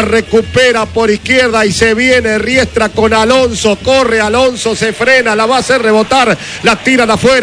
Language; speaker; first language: Spanish; native; Spanish